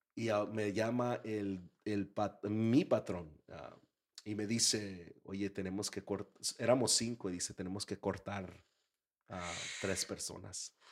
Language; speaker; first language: Spanish; early bilingual, heritage; Spanish